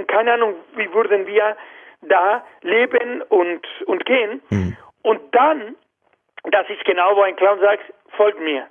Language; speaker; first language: German; non-native, learner; Spanish